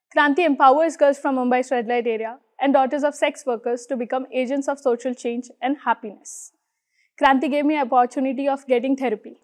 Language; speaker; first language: English; non-native, local second language; Hindi